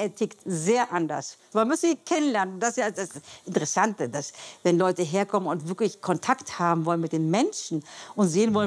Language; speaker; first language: German; native; German